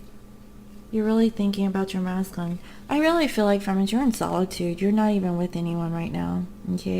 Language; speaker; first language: English; native; English